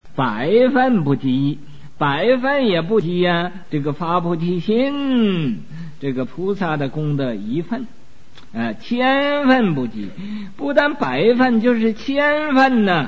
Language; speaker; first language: Chinese; native; Chinese